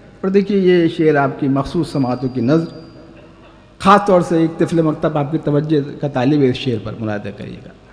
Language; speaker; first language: Urdu; native; Urdu